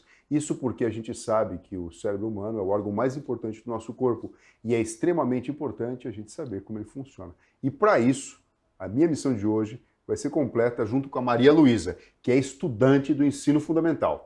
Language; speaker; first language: Portuguese; native; Portuguese